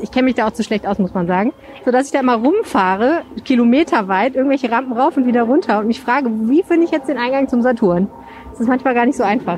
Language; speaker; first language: German; native; German